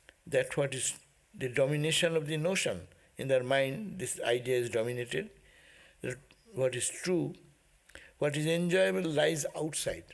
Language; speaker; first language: English; non-native, local second language; Bangla